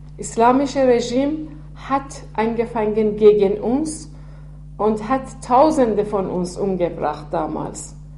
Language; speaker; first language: German; non-native, fluent; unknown